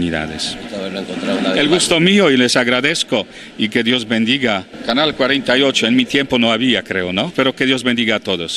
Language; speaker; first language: Spanish; non-native, fluent; Polish